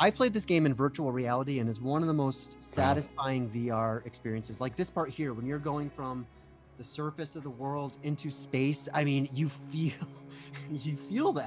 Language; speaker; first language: English; native; English